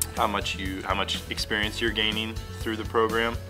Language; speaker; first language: English; native; English